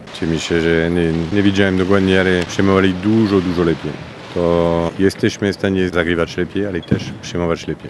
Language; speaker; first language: Polish; non-native, fluent; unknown